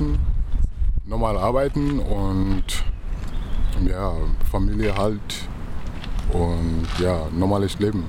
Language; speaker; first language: German; non-native, learner; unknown